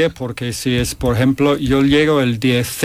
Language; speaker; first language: Spanish; non-native, fluent; English